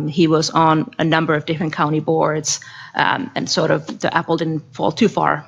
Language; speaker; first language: English; non-native, fluent; Finnish